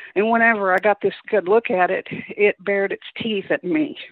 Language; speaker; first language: English; native; English